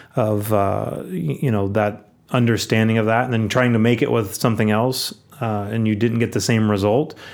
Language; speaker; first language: English; native; English